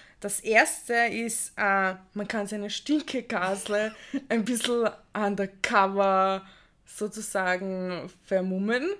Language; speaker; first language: German; early bilingual, other home language; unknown